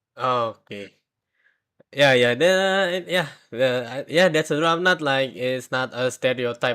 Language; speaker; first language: English; non-native, learner; Indonesian